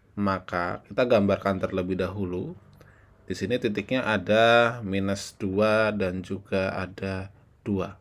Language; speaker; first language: Indonesian; native; Indonesian